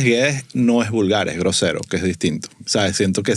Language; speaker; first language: Spanish; native; Spanish